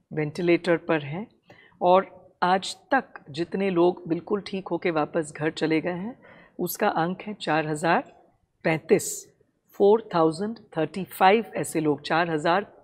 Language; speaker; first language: Hindi; non-native, local second language; Tamil